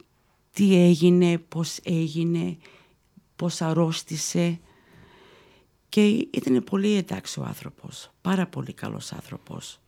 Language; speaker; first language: Greek; early bilingual, heritage; Greek